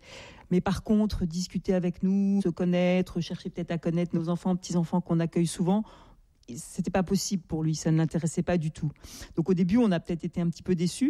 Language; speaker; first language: French; native; French